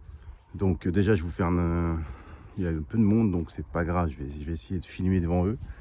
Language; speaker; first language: French; native; French